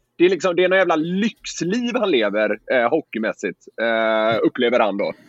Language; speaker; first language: Swedish; native; Swedish